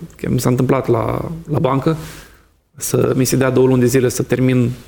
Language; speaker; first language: Romanian; native; Romanian